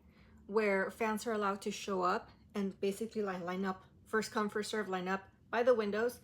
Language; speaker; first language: English; early bilingual, other home language; Spanish